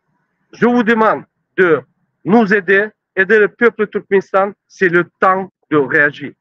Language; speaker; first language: French; non-native, learner; Turkmen